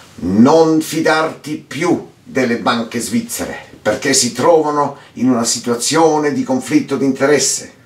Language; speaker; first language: Italian; early bilingual, heritage; Italian